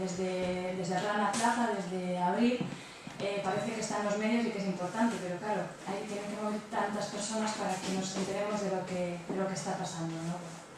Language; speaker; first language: Spanish; non-native, local second language; Basque